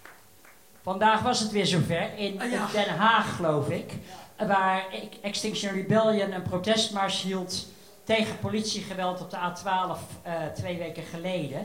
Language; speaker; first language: Dutch; native; Dutch